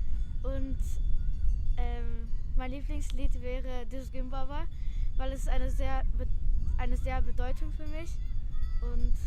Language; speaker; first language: German; early bilingual, other home language; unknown